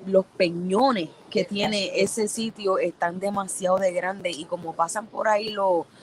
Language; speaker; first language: Spanish; early bilingual, heritage; Spanish